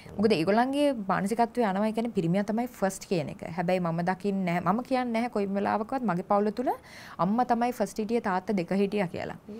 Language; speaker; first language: Sinhala; native; Sinhala